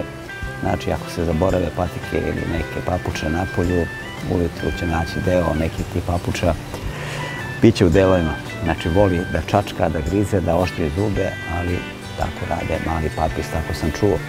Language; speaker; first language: Croatian; native; Croatian